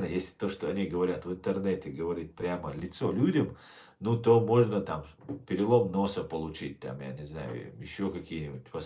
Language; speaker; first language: Russian; non-native, local second language; Chechen